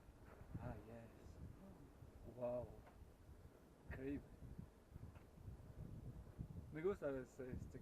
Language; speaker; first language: Spanish; non-native, learner; French